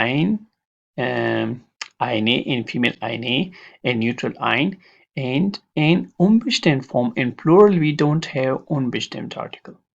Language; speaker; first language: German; non-native, learner; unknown